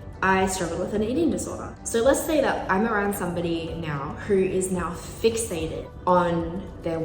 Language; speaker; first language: English; native; English